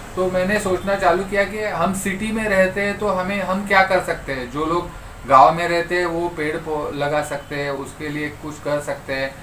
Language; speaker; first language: Hindi; non-native, local second language; Marathi